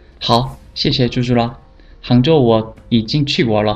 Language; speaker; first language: Chinese; non-native, fluent; Korean